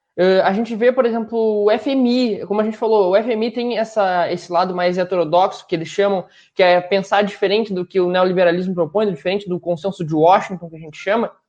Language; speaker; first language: Portuguese; native; Portuguese